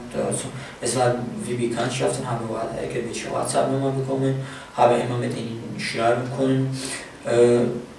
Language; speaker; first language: German; non-native, fluent; Kurdish